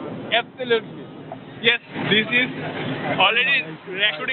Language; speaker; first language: English; non-native, local second language; Bangla